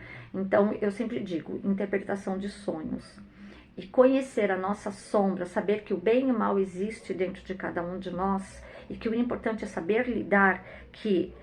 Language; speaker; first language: Portuguese; native; Portuguese